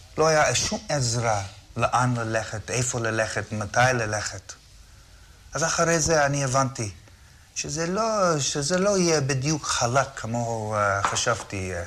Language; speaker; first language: Hebrew; non-native, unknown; English